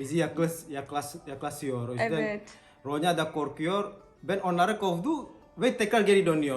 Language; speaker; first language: Turkish; non-native, learner; Indonesian